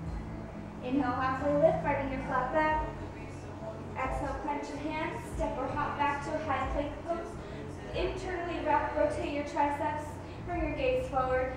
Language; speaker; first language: English; native; English